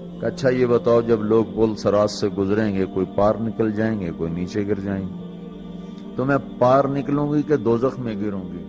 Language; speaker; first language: Urdu; non-native, local second language; Punjabi